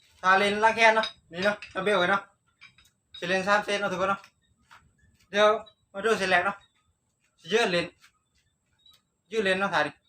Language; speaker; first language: Thai; non-native, local second language; Northeastern Thai